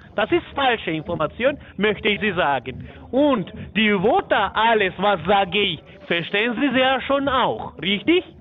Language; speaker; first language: German; non-native, learner; Polish